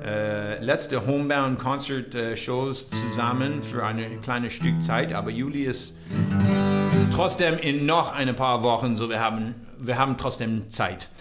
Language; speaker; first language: German; non-native, learner; English